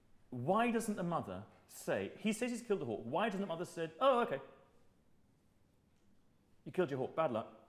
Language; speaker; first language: English; native; English